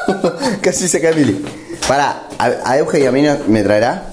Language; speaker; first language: Spanish; native; Spanish